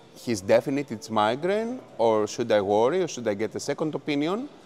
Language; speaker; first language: English; non-native, fluent; Greek